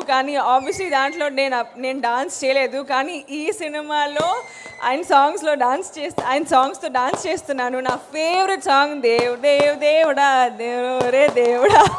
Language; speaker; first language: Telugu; non-native, learner; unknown